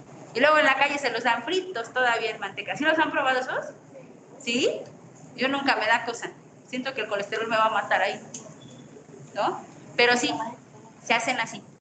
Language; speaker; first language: Spanish; native; Spanish